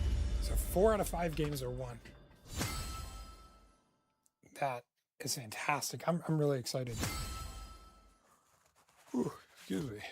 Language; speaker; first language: English; native; English